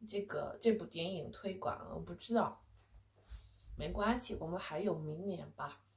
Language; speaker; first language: Chinese; non-native, fluent; English